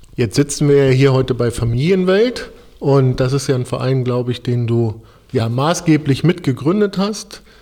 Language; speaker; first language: German; native; German